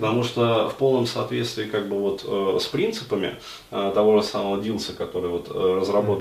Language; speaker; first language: Russian; native; Russian